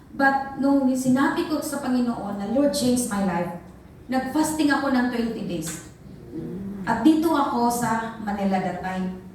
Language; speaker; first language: Filipino; non-native, local second language; Cebuano